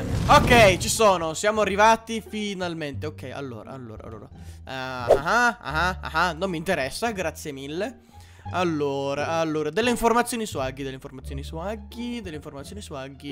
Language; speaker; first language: Italian; native; Italian